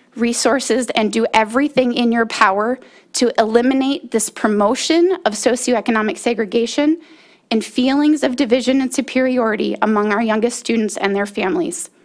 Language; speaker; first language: English; native; English